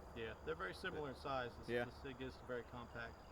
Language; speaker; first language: English; native; English